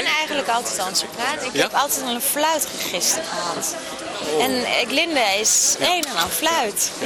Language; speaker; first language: Dutch; native; Dutch